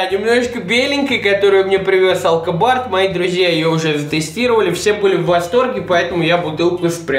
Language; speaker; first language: Russian; native; Russian